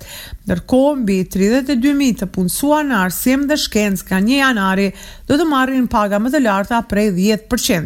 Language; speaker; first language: Albanian; native; Albanian